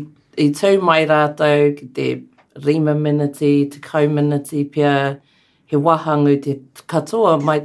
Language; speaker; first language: Māori; non-native, learner; English